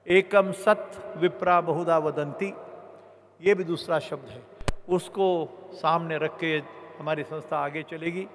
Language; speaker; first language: Hindi; non-native, local second language; Marathi